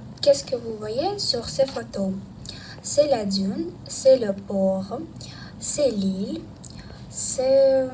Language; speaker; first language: French; non-native, learner; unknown